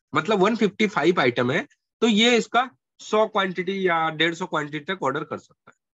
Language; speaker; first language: Hindi; non-native, local second language; Marathi